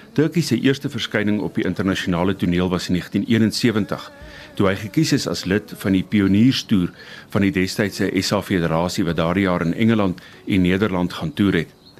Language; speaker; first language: Afrikaans; native; Afrikaans